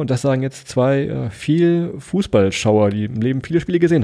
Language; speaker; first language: German; native; German